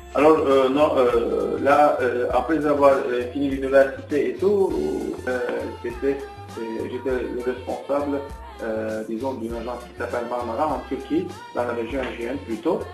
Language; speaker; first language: French; non-native, fluent; Turkish